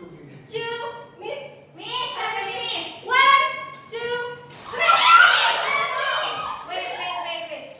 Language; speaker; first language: English; non-native, learner; Indonesian